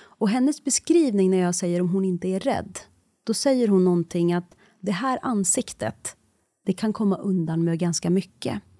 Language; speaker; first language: Swedish; early bilingual, other home language; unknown